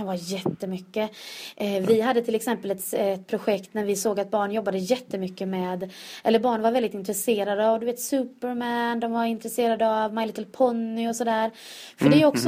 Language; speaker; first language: Swedish; native; Swedish